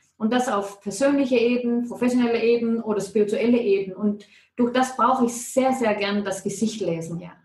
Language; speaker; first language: German; non-native, fluent; Danish